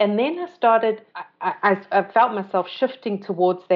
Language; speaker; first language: English; native; English